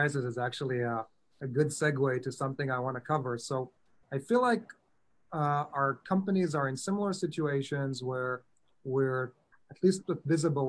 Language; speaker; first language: English; non-native, fluent; Hebrew